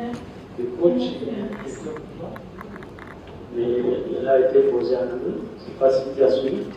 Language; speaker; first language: French; non-native, local second language; Kinyarwanda